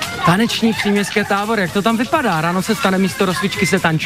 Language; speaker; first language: Czech; native; Czech